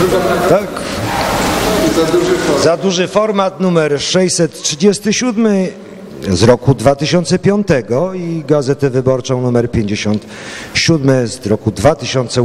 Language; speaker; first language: Polish; native; Polish